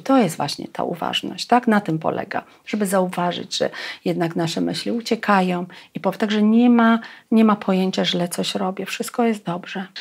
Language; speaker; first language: Polish; non-native, fluent; Russian